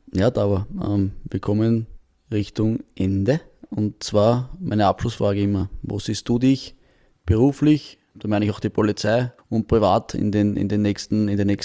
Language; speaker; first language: German; native; German